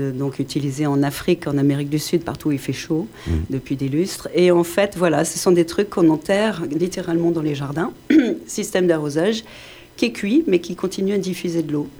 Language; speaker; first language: French; native; French